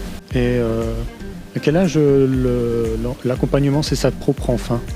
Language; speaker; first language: French; native; French